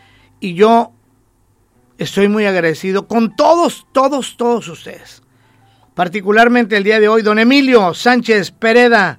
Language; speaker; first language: Spanish; native; Spanish